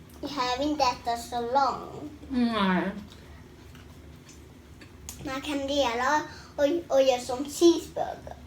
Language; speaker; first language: Swedish; early bilingual, other home language; Thai